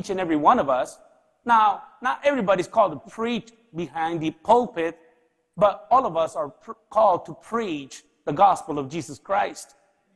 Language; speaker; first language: English; early bilingual, other home language; Spanish